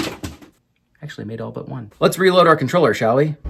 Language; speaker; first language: English; native; English